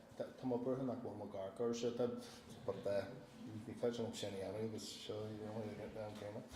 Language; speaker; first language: Irish; non-native, local second language; English